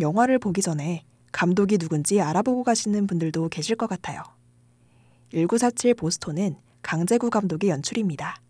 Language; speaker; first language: Korean; native; Korean